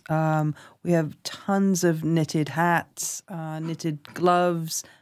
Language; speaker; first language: English; native; English